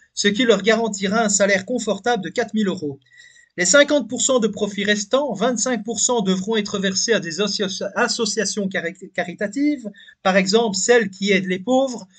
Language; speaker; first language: French; native; French